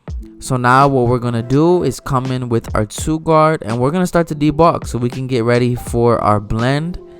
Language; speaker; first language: English; native; English